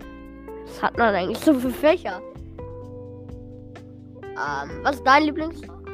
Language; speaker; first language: German; native; German